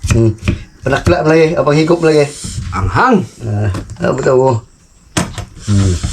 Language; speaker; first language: Filipino; non-native, local second language; Cebuano